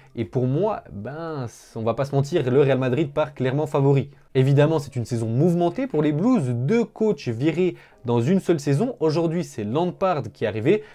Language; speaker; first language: French; native; French